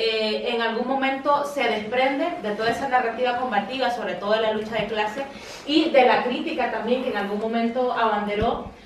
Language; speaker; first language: Spanish; native; Spanish